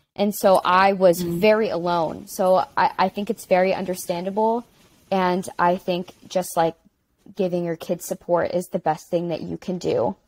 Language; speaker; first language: English; native; English